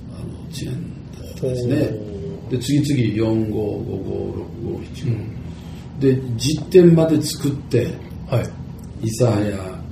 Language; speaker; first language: Japanese; native; Japanese